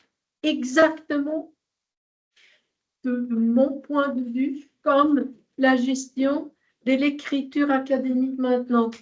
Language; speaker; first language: French; non-native, fluent; Polish